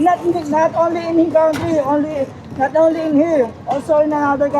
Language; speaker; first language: English; non-native, local second language; Filipino